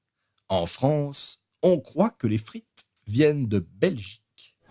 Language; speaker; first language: French; non-native, learner; Spanish